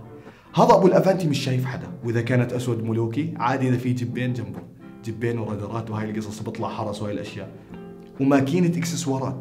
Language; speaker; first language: Arabic; native; Arabic